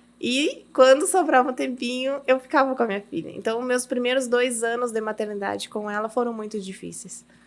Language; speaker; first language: Portuguese; early bilingual, heritage; Portuguese